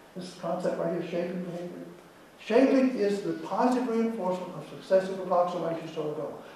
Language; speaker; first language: English; native; English